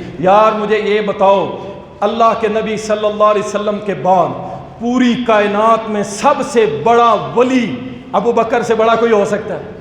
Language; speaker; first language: Urdu; non-native, local second language; Punjabi